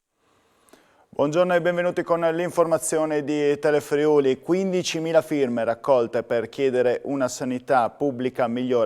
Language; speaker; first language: Italian; native; Italian